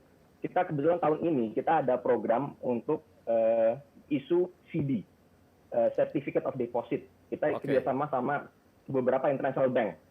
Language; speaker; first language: Indonesian; native; Indonesian